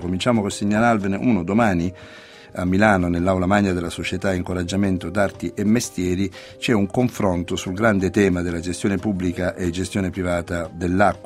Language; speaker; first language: Italian; native; Italian